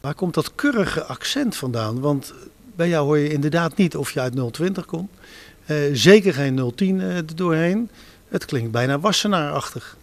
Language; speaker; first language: Dutch; native; Dutch